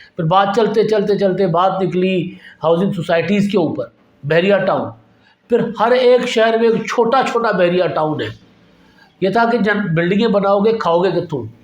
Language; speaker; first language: Urdu; non-native, local second language; Sindhi